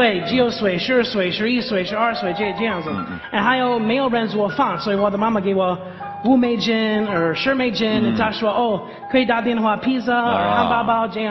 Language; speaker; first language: Chinese; non-native, learner; English